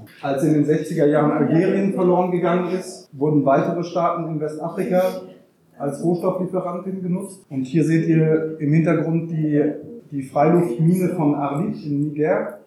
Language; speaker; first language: German; native; German